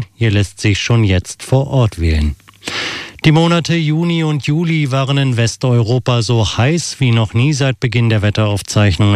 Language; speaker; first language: German; native; German